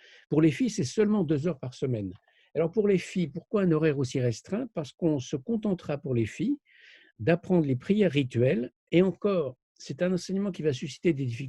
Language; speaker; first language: French; native; French